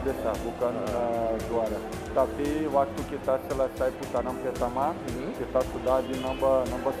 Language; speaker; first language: Indonesian; non-native, learner; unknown